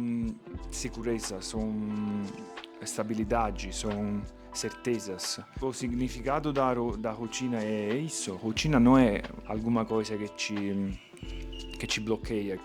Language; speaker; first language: Portuguese; non-native, fluent; Italian